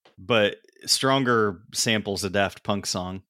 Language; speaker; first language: English; native; English